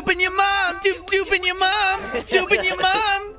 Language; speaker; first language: English; native; English